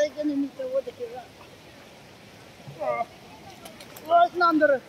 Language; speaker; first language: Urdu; non-native, local second language; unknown